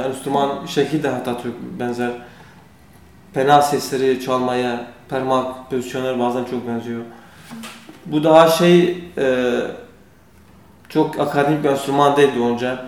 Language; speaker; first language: Turkish; non-native, learner; Kurdish